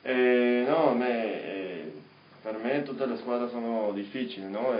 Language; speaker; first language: Italian; non-native, learner; Spanish